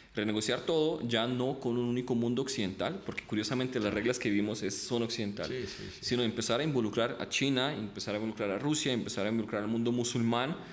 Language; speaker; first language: Spanish; early bilingual, other home language; Russian